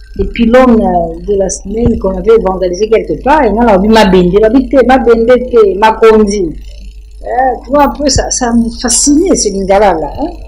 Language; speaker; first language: French; non-native, local second language; Lingala